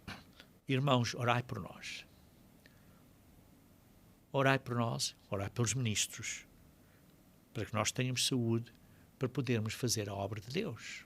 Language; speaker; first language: Portuguese; native; Portuguese